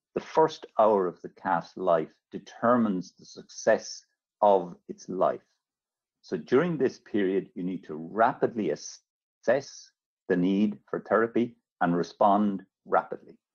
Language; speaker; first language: English; native; English